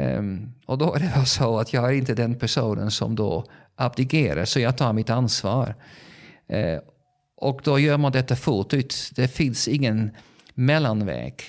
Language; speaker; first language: Swedish; non-native, fluent; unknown